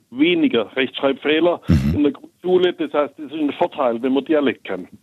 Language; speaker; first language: German; native; German